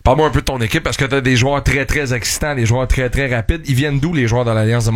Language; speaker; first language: French; native; French